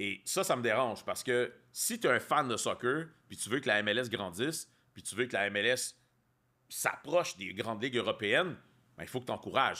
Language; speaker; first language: French; native; French